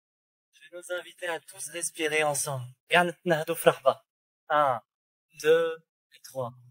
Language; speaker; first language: French; native; French